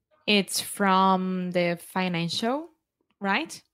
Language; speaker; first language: English; non-native, fluent; Portuguese